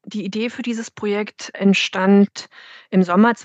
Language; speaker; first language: German; native; German